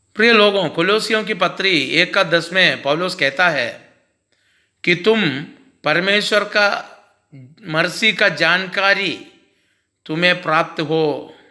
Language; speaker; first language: Hindi; non-native, local second language; Malayalam